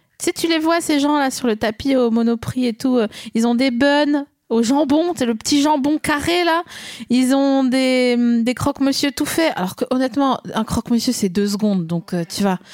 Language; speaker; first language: French; native; French